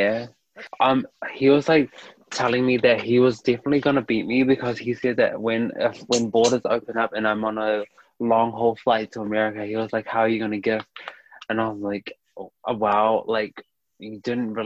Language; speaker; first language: English; native; English